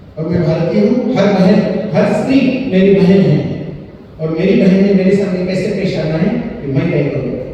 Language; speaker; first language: Hindi; non-native, local second language; Marathi